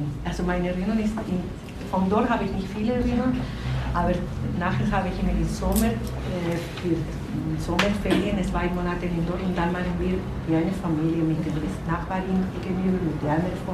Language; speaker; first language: German; non-native, learner; Spanish